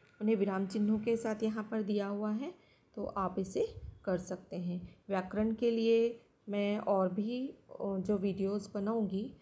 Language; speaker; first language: Hindi; non-native, local second language; Marathi